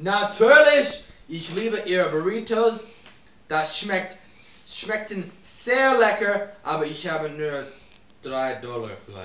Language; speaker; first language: German; non-native, learner; English